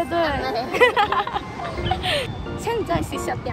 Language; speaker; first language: Chinese; non-native, learner; Japanese